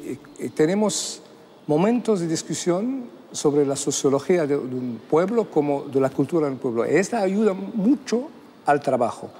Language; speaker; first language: Spanish; non-native, fluent; Arabic